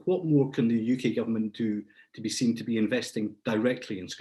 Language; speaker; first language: English; native; English